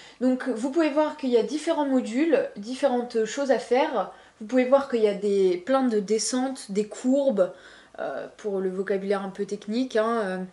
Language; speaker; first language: French; native; French